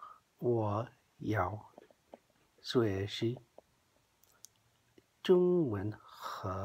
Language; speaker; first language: Chinese; non-native, learner; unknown